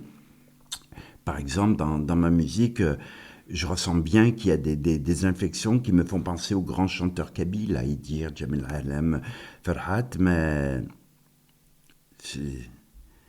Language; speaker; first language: French; non-native, local second language; Kabyle